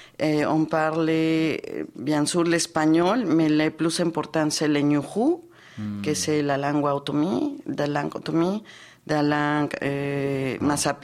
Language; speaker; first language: French; non-native, fluent; Spanish